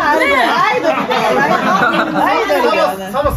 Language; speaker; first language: Japanese; native; Japanese